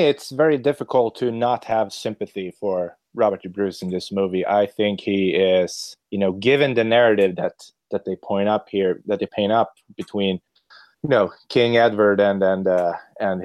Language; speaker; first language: English; non-native, fluent; Swedish